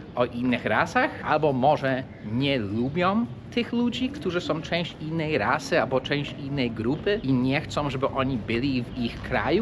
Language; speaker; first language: Polish; early bilingual, heritage; English